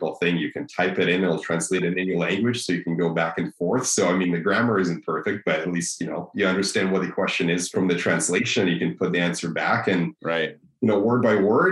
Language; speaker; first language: English; non-native, fluent; Russian